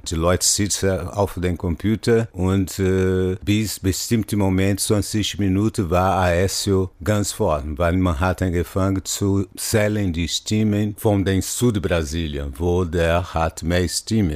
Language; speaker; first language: German; non-native, fluent; Portuguese